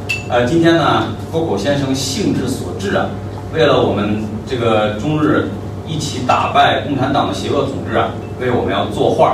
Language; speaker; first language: Chinese; native; Chinese